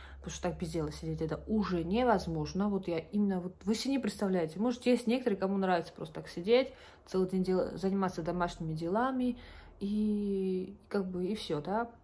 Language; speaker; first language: Russian; non-native, local second language; Georgian